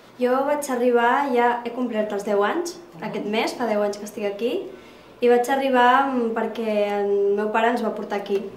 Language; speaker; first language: Catalan; early bilingual, other home language; Riffian